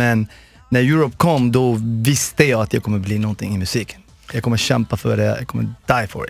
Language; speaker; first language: Swedish; non-native, fluent; Arabic